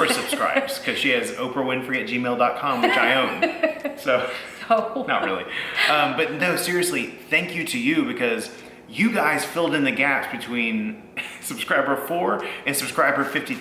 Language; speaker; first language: English; native; English